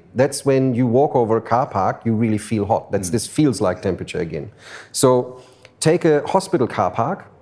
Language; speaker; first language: English; non-native, fluent; German